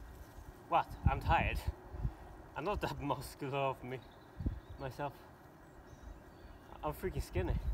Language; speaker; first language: English; non-native, fluent; Swedish